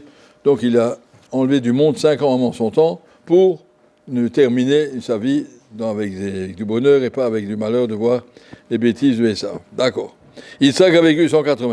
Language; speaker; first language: French; native; French